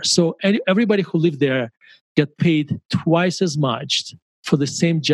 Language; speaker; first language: English; non-native, fluent; Russian